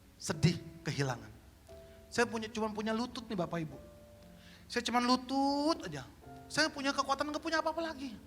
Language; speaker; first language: Indonesian; native; Indonesian